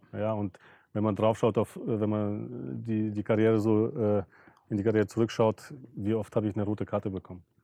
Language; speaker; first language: German; early bilingual, other home language; Russian